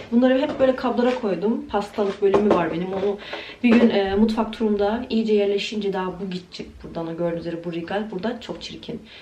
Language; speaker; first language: Turkish; early bilingual, heritage; Turkish